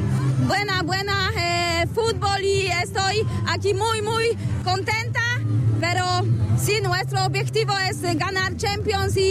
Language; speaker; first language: Spanish; non-native, learner; Polish